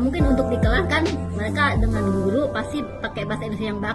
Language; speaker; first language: Indonesian; non-native, local second language; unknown